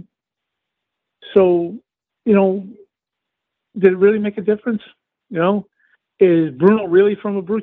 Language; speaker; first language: English; native; English